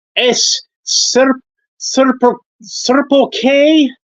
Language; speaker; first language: Spanish; non-native, learner; English